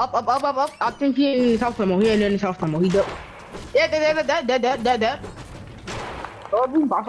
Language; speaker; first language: English; native; English